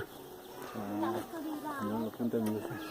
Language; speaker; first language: Spanish; non-native, local second language; Guarani